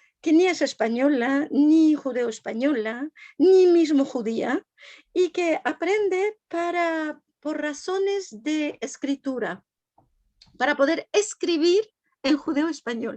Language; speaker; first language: Spanish; non-native, fluent; French